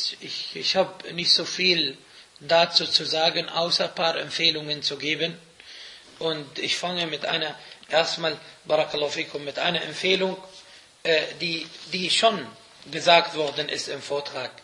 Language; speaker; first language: German; non-native, fluent; Arabic